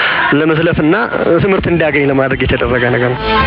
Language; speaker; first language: Amharic; native; Amharic